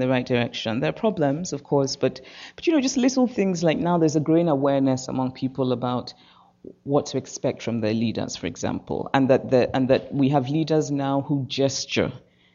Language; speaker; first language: English; non-native, local second language; Igbo